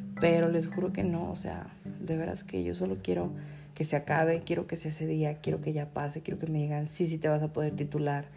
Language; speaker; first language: Spanish; native; Spanish